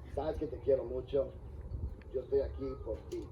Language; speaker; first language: Spanish; early bilingual, heritage; Spanish